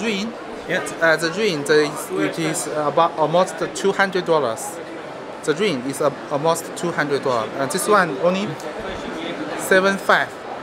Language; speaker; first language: English; non-native, learner; Chinese